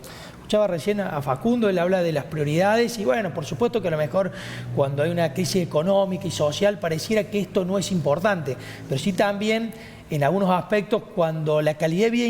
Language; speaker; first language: Spanish; native; Spanish